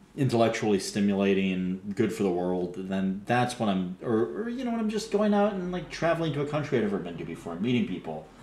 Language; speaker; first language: English; native; English